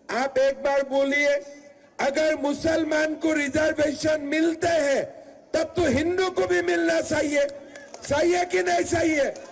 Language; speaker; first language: Hindi; non-native, local second language; Assamese